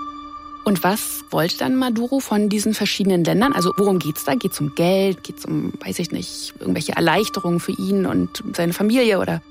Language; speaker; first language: German; native; German